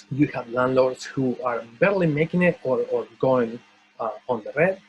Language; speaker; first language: English; non-native, fluent; Spanish